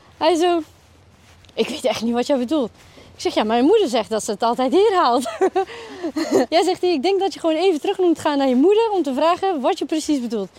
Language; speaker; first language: Dutch; early bilingual, other home language; Arabic